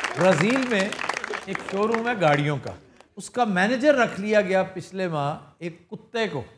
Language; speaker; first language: Urdu; non-native, local second language; Punjabi